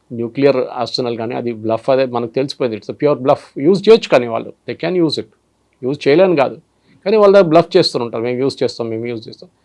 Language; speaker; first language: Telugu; non-native, fluent; Malayalam